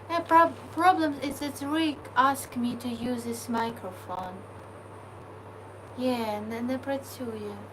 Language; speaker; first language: English; non-native, learner; Ukrainian